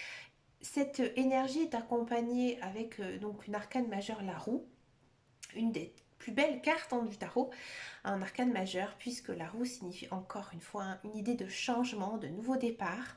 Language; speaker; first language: French; native; French